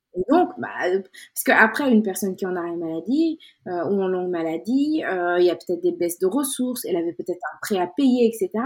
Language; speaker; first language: French; non-native, local second language; Wolof